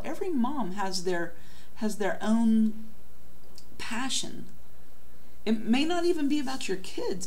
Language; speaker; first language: English; native; English